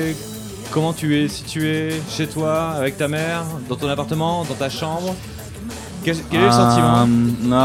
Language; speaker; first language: French; native; French